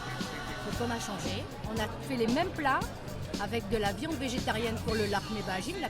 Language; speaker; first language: French; native; French